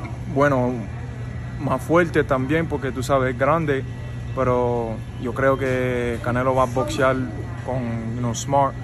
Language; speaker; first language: Spanish; early bilingual, heritage; Spanish